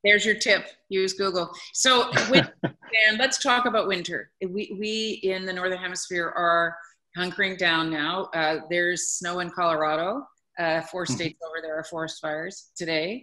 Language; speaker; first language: English; native; English